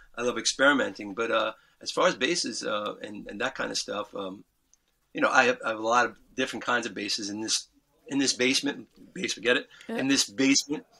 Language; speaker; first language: English; native; English